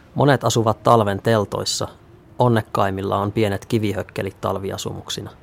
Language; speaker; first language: Finnish; native; Finnish